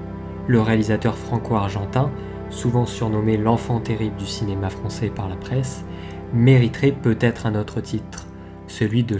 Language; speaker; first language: French; native; French